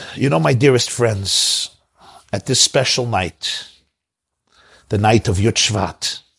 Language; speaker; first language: English; native; English